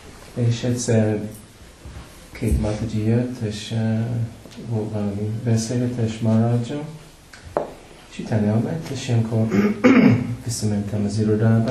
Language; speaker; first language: Hungarian; non-native, learner; English